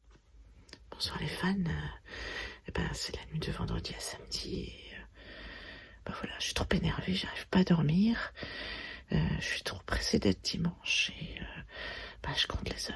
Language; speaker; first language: French; native; French